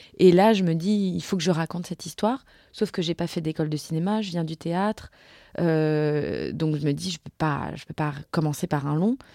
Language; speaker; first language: French; native; French